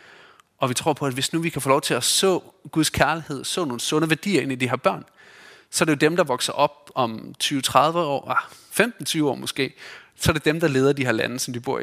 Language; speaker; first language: Danish; native; Danish